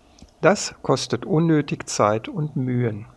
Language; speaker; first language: German; native; German